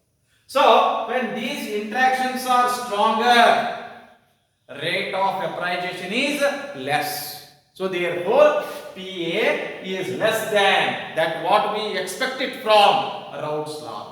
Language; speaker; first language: English; non-native, local second language; Kannada